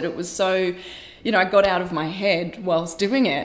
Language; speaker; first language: English; native; English